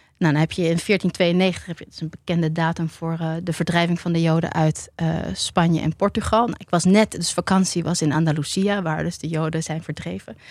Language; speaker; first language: Dutch; native; Dutch